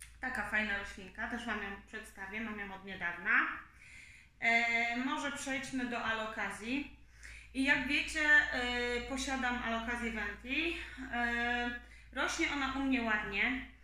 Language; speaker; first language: Polish; native; Polish